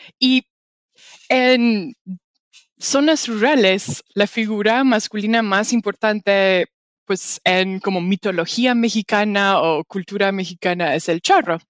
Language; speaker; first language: Spanish; non-native, fluent; English